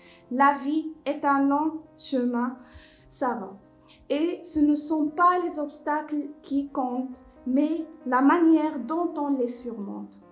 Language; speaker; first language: French; non-native, local second language; Arabic